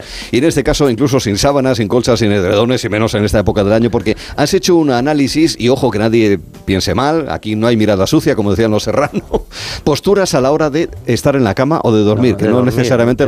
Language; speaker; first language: Spanish; native; Spanish